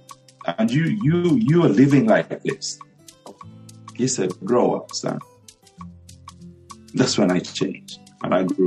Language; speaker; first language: English; non-native, local second language; Bemba